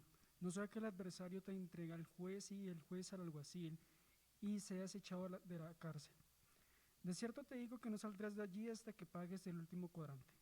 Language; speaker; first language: Spanish; native; Spanish